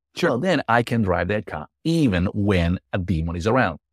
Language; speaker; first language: English; non-native, fluent; Italian